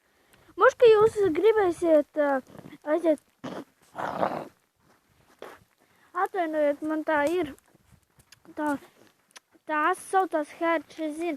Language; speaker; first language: Latvian; non-native, local second language; Russian